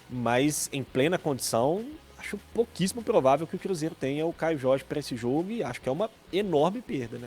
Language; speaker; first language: Portuguese; native; Portuguese